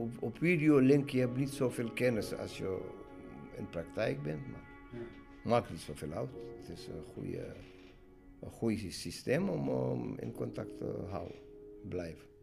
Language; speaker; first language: Dutch; non-native, learner; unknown